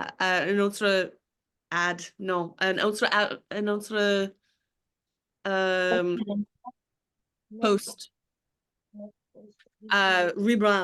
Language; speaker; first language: French; non-native, learner; English